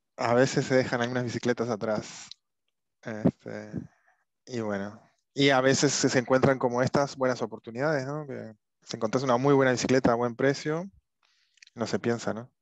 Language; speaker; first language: Spanish; native; Spanish